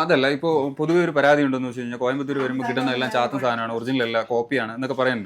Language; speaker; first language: Malayalam; native; Malayalam